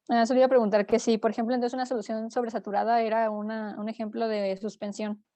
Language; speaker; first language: Spanish; native; Spanish